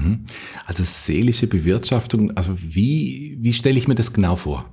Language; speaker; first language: German; native; German